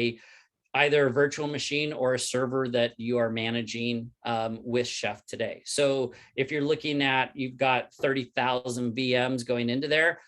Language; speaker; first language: English; native; English